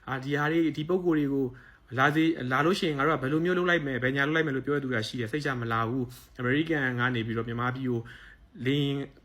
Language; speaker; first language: Burmese; native; Burmese